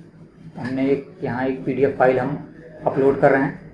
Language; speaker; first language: Hindi; native; Hindi